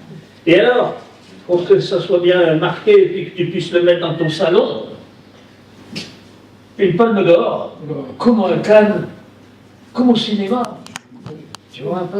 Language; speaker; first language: French; native; French